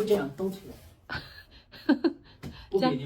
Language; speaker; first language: Chinese; non-native, fluent; Punjabi